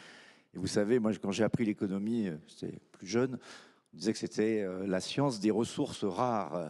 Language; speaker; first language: French; native; French